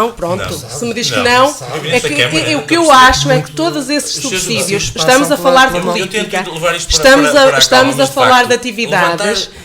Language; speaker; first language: Portuguese; native; Portuguese